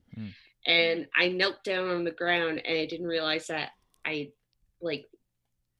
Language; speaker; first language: English; native; English